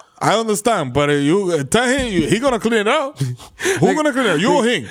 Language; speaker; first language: English; early bilingual, other home language; Spanish